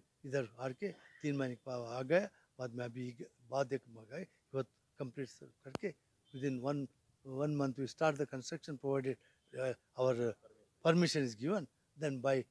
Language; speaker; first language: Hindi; non-native, local second language; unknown